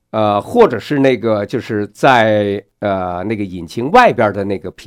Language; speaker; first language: Chinese; native; Chinese